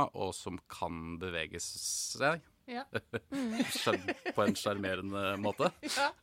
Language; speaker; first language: Norwegian; native; Norwegian